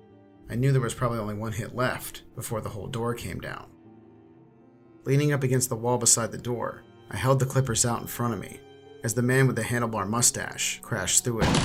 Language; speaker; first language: English; native; English